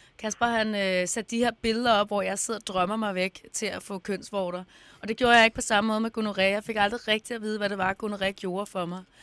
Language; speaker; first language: Danish; native; Danish